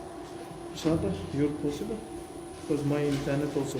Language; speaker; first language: English; non-native, learner; Turkish